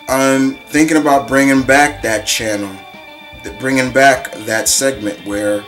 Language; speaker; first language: English; native; English